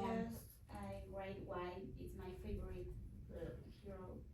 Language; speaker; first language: English; non-native, learner; Spanish